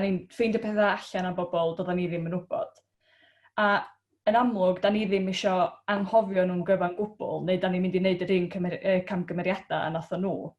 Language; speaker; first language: Welsh; native; Welsh